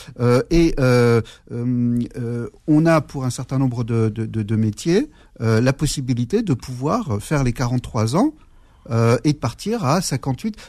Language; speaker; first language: French; early bilingual, other home language; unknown